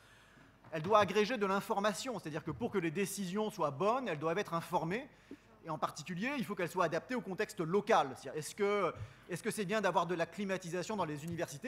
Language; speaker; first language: French; native; French